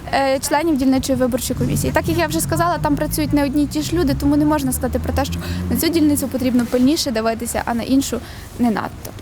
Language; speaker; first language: Ukrainian; native; Ukrainian